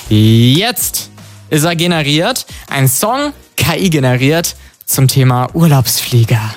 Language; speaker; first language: German; native; German